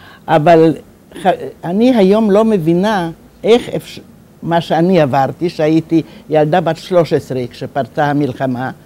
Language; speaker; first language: Hebrew; non-native, fluent; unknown